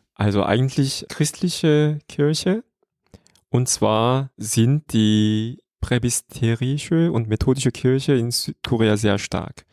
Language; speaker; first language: German; non-native, fluent; Korean